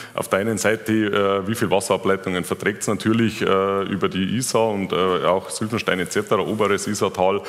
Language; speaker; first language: German; native; German